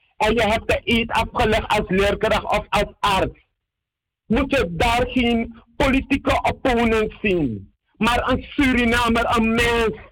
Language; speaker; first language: Dutch; native; Dutch